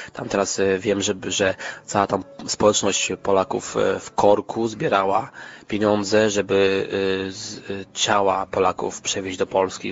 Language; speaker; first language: Polish; native; Polish